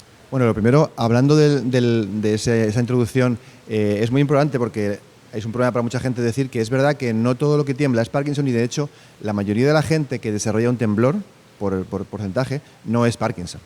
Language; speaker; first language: Spanish; native; Spanish